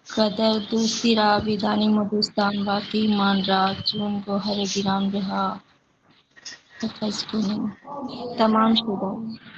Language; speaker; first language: Persian; non-native, learner; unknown